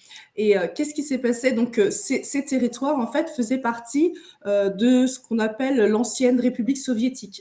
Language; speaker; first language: French; native; French